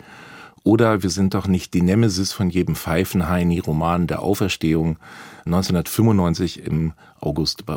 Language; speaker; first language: German; native; German